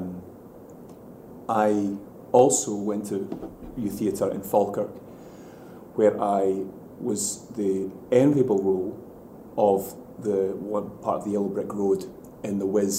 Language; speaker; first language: English; native; English